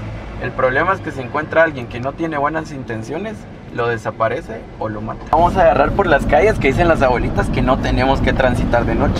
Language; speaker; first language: Spanish; native; Spanish